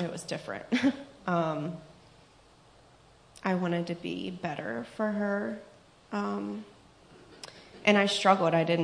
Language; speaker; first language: English; native; English